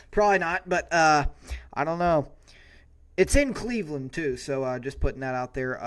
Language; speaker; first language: English; native; English